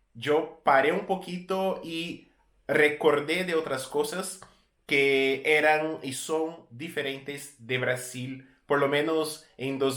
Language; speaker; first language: Spanish; non-native, fluent; Portuguese